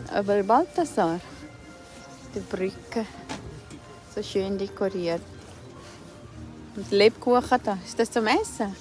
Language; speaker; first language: German; non-native, learner; Cebuano